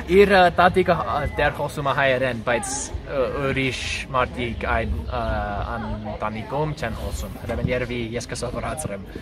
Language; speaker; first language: Armenian; non-native, learner; English